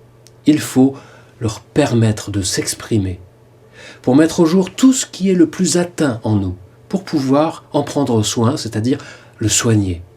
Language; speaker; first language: French; native; French